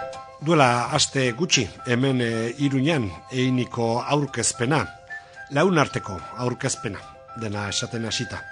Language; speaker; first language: Basque; native; Basque